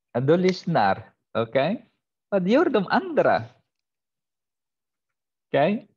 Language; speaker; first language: Swedish; non-native, fluent; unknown